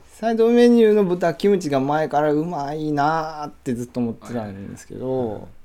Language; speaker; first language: Japanese; native; Japanese